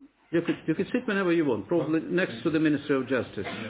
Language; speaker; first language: English; non-native, fluent; Ukrainian